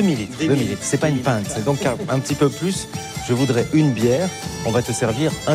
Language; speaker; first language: French; native; French